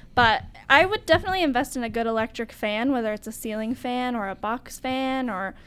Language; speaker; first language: English; native; English